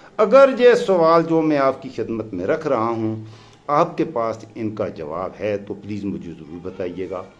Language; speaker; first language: Urdu; non-native, local second language; Pashto